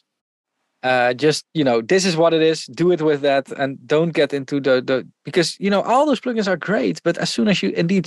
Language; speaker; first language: English; non-native, fluent; Dutch